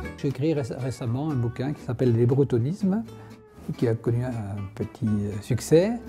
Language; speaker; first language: French; non-native, local second language; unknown